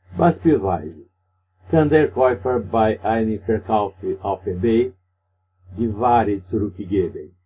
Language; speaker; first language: German; non-native, learner; Portuguese